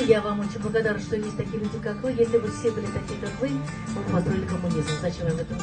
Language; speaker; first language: Russian; native; Russian